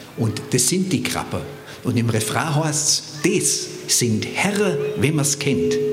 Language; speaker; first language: German; native; German